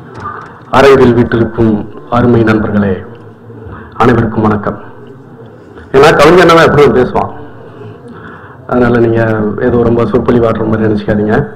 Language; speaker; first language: Tamil; native; Tamil